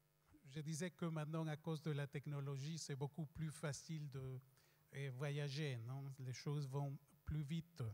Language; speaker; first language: French; non-native, fluent; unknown